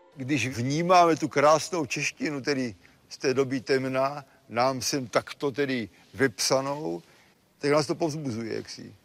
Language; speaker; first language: Czech; native; Czech